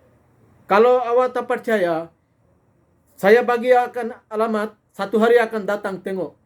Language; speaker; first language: Indonesian; non-native, fluent; Bangla